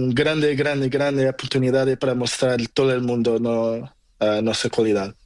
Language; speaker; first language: Spanish; non-native, learner; Portuguese